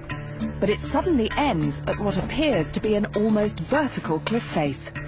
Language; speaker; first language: English; native; English